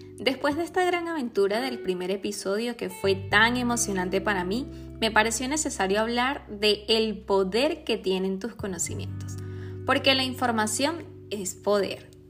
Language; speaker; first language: Spanish; native; Spanish